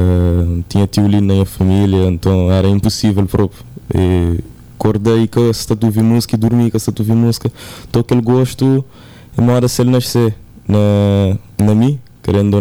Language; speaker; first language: Portuguese; non-native, local second language; Kabuverdianu